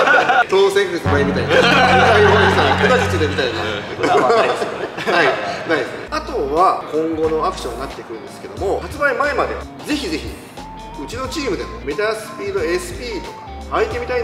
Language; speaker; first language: Japanese; native; Japanese